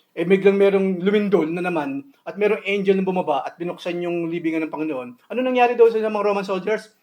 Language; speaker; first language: Filipino; native; Filipino